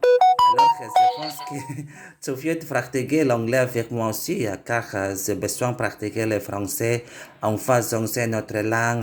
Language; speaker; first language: French; non-native, learner; Indonesian